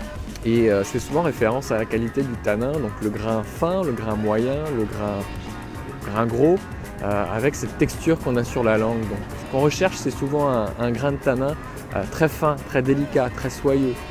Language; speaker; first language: French; native; French